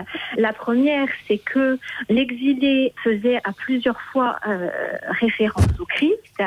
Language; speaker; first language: French; native; French